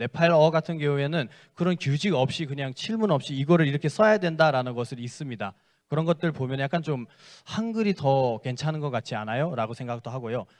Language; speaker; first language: Korean; non-native, fluent; Nepali